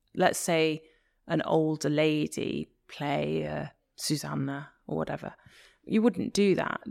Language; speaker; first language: English; native; English